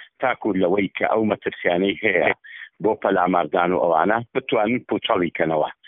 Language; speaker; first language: Central Kurdish; native; Central Kurdish